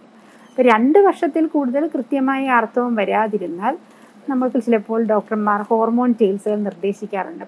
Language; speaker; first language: Malayalam; native; Malayalam